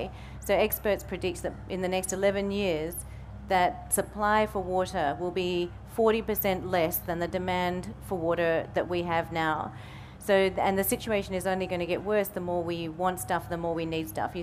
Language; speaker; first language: English; native; English